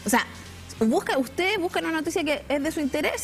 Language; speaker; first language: Spanish; native; Spanish